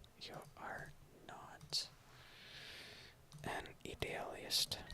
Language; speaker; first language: English; non-native, fluent; Russian